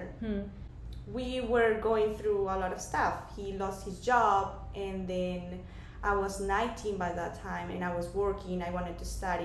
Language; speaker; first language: English; non-native, fluent; Spanish